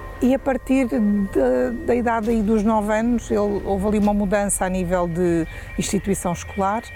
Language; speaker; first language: Portuguese; native; Portuguese